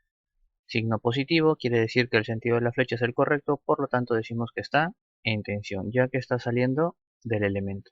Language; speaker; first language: Spanish; native; Spanish